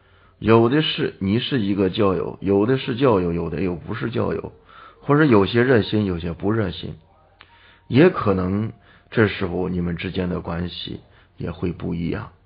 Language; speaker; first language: Chinese; native; Chinese